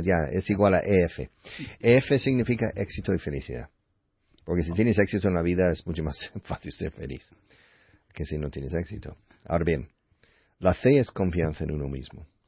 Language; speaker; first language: Spanish; non-native, fluent; English